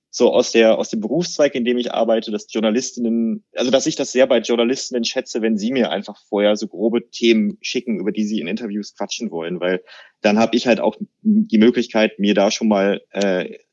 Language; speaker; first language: German; native; German